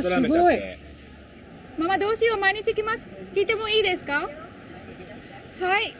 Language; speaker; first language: Japanese; non-native, learner; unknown